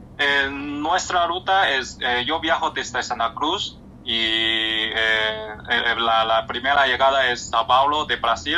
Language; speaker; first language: Spanish; non-native, learner; Chinese